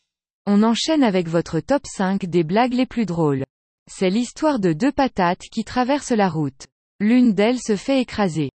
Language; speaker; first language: French; native; French